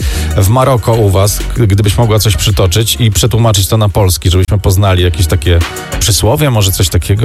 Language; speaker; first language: Polish; native; Polish